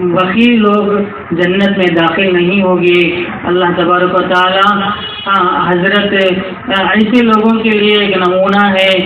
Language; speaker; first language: Urdu; native; Urdu